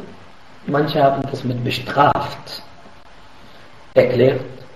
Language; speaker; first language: German; non-native, fluent; Arabic